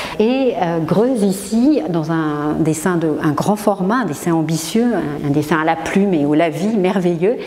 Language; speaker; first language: French; native; French